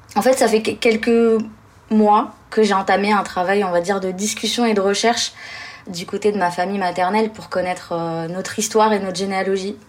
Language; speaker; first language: French; early bilingual, other home language; Arabic